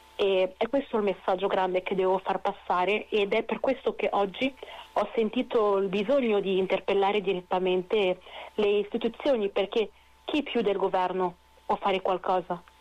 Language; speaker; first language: Italian; non-native, fluent; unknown